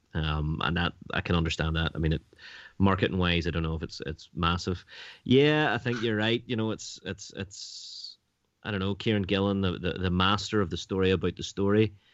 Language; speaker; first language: English; native; English